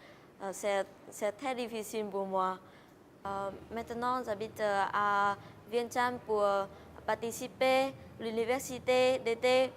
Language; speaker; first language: French; non-native, learner; Vietnamese